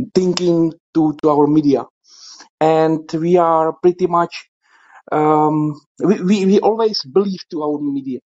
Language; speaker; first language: English; non-native, fluent; Czech